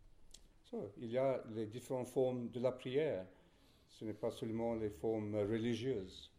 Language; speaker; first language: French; non-native, fluent; English